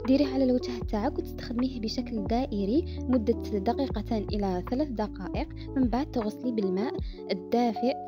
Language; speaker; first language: Arabic; native; Arabic